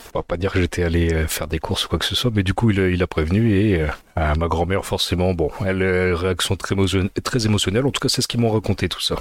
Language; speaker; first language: French; early bilingual, other home language; Amharic